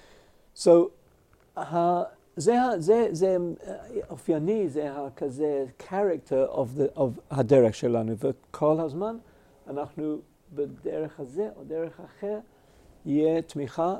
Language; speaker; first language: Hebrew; non-native, fluent; English